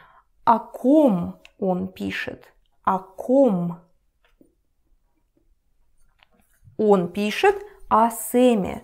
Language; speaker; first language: Russian; non-native, learner; English